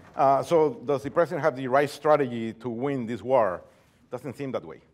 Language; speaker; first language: English; non-native, fluent; Spanish